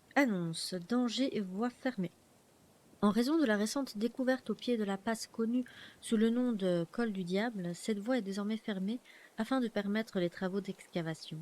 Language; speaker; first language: French; native; French